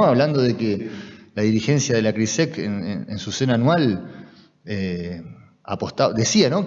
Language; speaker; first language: Spanish; native; Spanish